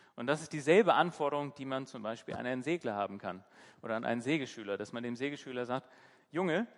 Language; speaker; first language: German; native; German